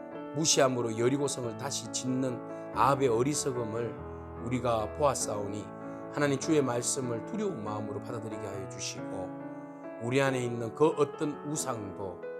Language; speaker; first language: Korean; native; Korean